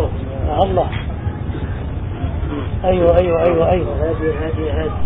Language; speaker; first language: Arabic; native; Arabic